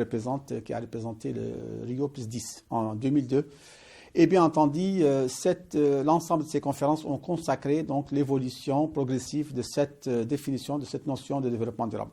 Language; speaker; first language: French; non-native, local second language; Arabic